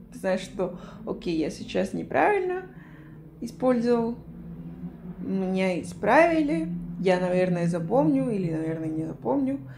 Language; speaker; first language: Russian; non-native, fluent; Spanish